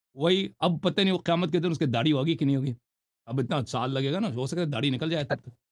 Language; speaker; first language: Urdu; non-native, fluent; Persian